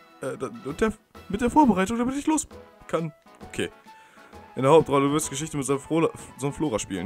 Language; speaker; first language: German; native; German